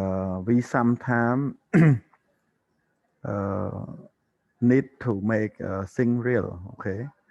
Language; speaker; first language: English; non-native, learner; Khmer